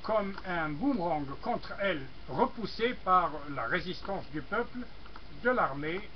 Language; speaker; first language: French; non-native, local second language; Arabic